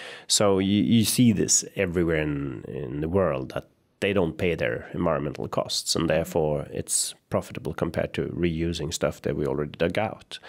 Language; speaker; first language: English; non-native, fluent; Swedish